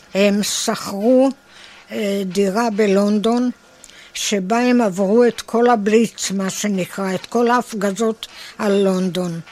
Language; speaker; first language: Hebrew; native; Hebrew